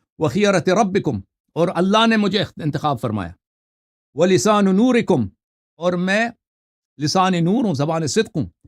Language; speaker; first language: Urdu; non-native, fluent; Persian